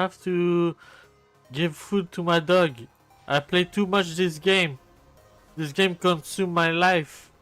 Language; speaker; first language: English; non-native, learner; French